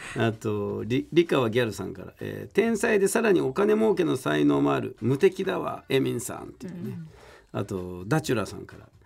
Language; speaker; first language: Japanese; native; Japanese